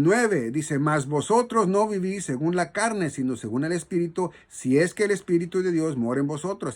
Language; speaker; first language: Spanish; native; Spanish